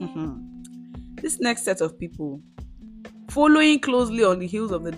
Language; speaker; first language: English; non-native, local second language; Yoruba